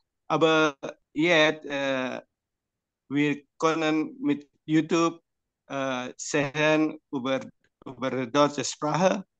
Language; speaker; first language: German; non-native, learner; Indonesian